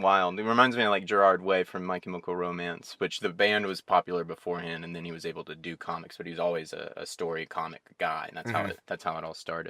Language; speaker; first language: English; native; English